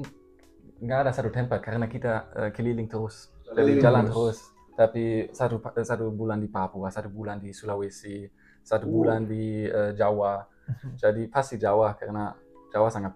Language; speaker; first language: Indonesian; non-native, learner; German